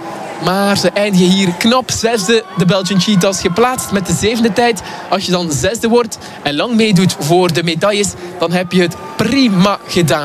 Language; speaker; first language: Dutch; native; Dutch